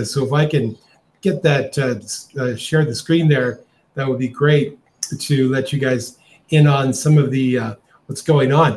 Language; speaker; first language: English; native; English